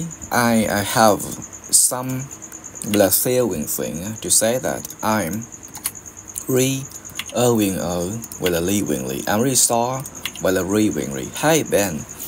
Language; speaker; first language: English; non-native, learner; Vietnamese